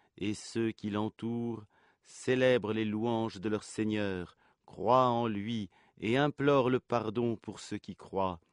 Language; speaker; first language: French; native; French